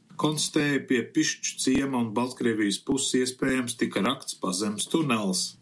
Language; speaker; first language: Latvian; early bilingual, heritage; Latvian